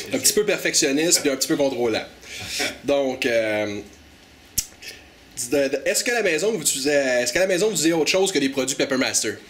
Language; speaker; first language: French; native; French